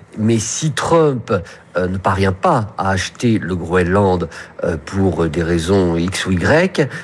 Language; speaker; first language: French; non-native, fluent; English